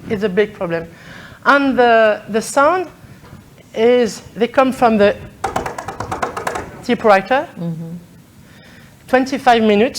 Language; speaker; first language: English; non-native, learner; French